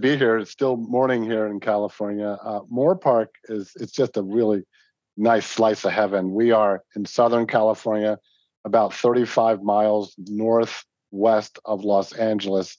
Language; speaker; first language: English; native; English